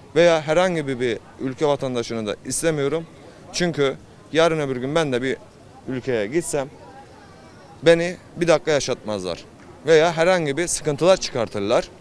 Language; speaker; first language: Turkish; native; Turkish